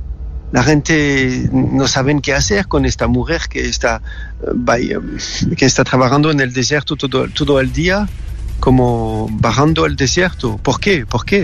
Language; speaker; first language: Spanish; non-native, fluent; French